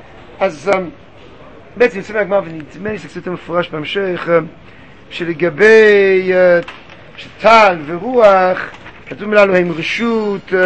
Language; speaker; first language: Hebrew; native; Hebrew